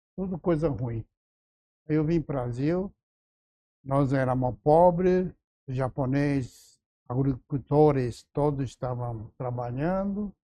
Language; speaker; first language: Portuguese; non-native, fluent; Japanese